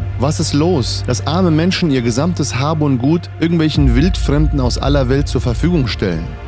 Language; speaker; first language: German; native; German